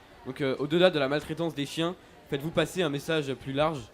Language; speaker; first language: French; native; French